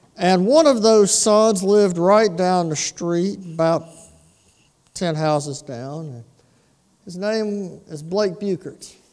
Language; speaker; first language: English; native; English